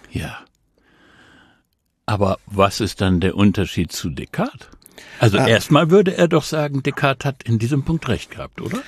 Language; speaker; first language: German; native; German